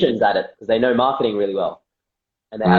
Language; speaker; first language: English; native; English